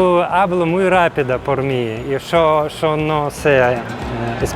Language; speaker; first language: Spanish; non-native, learner; Russian